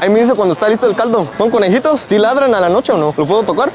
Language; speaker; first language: Spanish; early bilingual, heritage; Spanish